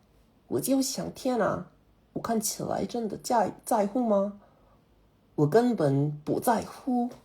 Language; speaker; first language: Chinese; non-native, learner; Korean